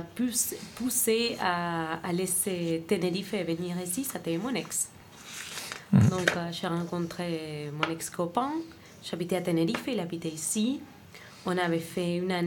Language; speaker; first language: French; non-native, fluent; Spanish